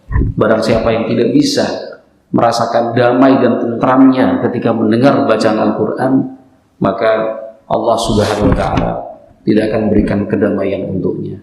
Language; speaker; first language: Indonesian; native; Indonesian